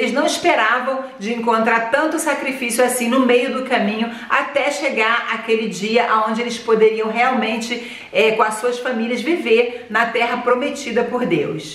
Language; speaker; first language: Portuguese; native; Portuguese